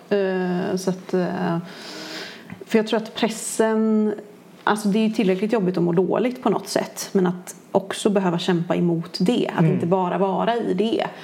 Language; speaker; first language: Swedish; native; Swedish